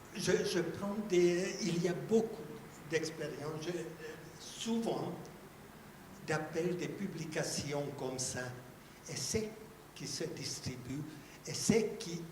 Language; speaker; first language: French; non-native, fluent; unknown